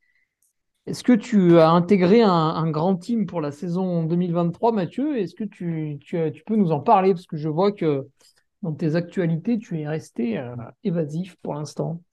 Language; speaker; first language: French; native; French